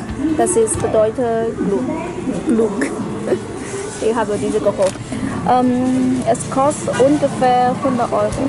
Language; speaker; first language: German; non-native, learner; Chinese